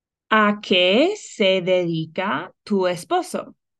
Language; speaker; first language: Spanish; non-native, fluent; English